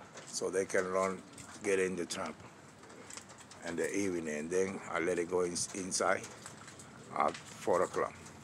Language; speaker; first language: English; non-native, learner; Spanish